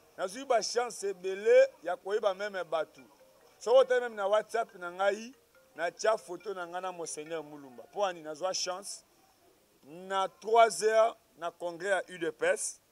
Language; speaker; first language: Lingala; native; Lingala